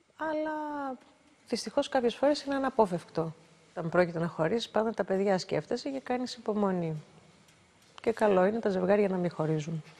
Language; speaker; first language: Greek; native; Greek